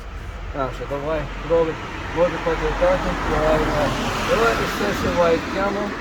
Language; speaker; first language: Russian; non-native, learner; English